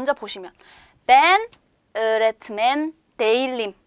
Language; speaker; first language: Turkish; non-native, fluent; Korean